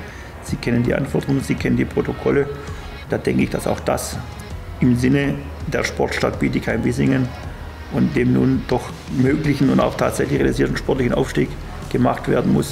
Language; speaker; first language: German; native; German